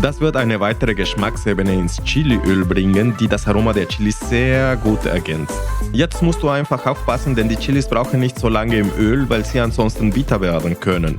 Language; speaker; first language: German; non-native, fluent; Spanish